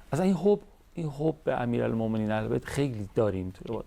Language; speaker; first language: Persian; native; Persian